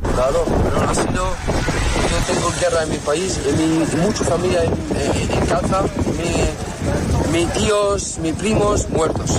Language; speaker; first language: Spanish; non-native, learner; Arabic